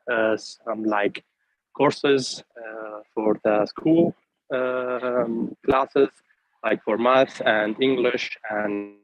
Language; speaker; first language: English; non-native, fluent; Arabic